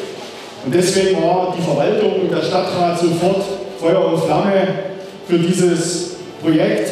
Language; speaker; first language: German; native; German